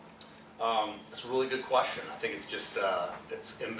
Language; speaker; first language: English; native; English